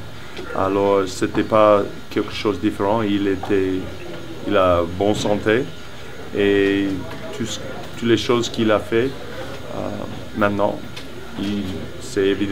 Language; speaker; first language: French; non-native, learner; English